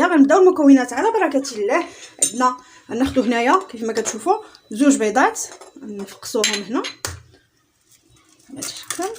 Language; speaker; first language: Arabic; native; Arabic